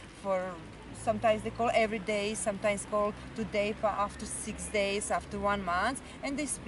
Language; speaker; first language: English; non-native, learner; Serbian